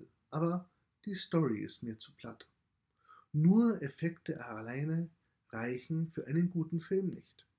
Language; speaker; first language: German; native; German